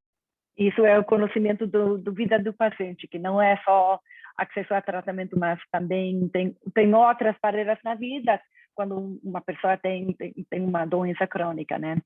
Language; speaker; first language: Portuguese; non-native, fluent; Spanish